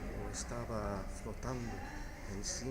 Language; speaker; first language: Spanish; non-native, fluent; English